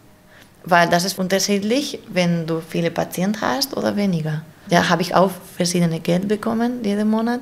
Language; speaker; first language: German; non-native, learner; Spanish